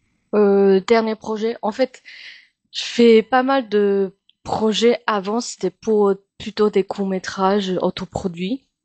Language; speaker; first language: French; non-native, fluent; Chinese